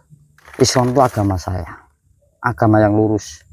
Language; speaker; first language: Indonesian; native; Indonesian